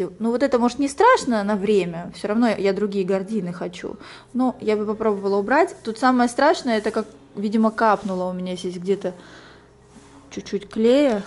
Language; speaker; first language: Russian; native; Russian